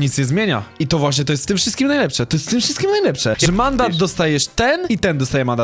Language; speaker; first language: Polish; native; Polish